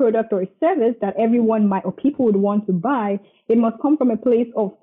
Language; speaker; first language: English; non-native, local second language; Yoruba